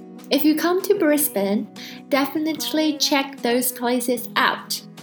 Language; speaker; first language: English; non-native, fluent; Chinese